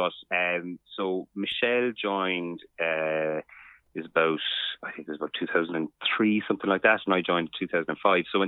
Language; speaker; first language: English; native; English